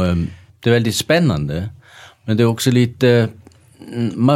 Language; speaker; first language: Swedish; non-native, fluent; Danish